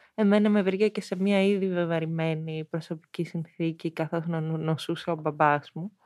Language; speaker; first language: Greek; early bilingual, heritage; Greek